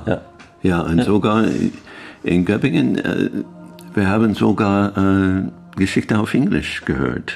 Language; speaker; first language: German; non-native, learner; English